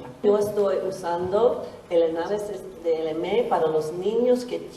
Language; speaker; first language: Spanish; non-native, learner; English